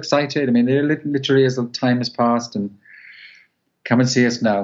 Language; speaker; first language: English; native; English